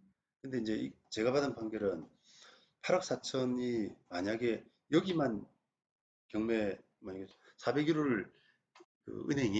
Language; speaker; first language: Korean; native; Korean